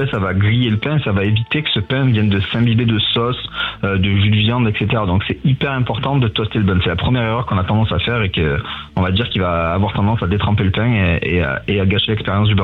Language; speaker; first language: French; native; French